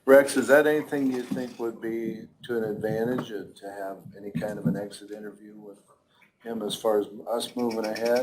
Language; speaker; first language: English; native; English